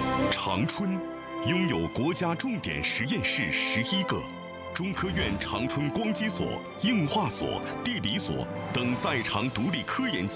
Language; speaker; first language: Chinese; native; Chinese